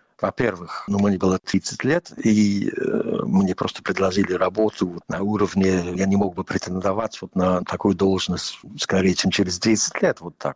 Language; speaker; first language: Russian; non-native, fluent; English